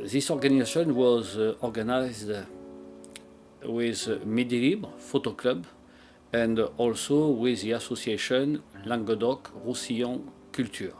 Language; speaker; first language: English; non-native, learner; French